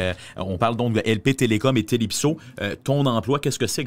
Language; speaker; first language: French; native; French